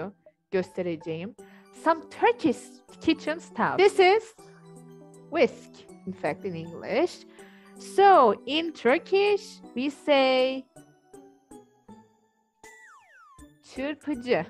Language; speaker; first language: English; non-native, fluent; Turkish